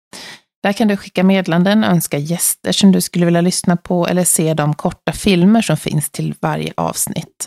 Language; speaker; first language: Swedish; native; Swedish